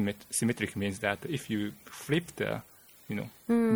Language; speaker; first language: English; non-native, fluent; Japanese